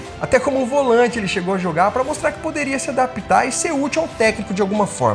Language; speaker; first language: Portuguese; native; Portuguese